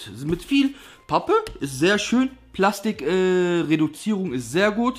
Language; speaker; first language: German; native; German